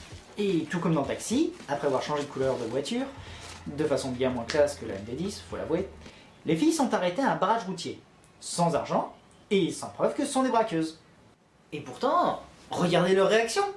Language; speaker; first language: French; native; French